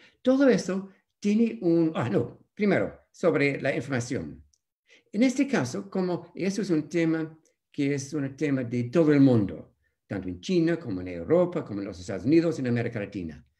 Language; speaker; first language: Spanish; non-native, fluent; English